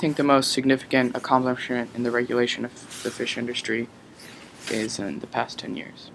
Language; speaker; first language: English; native; English